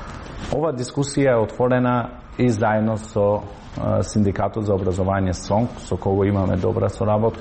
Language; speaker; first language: Macedonian; non-native, local second language; Albanian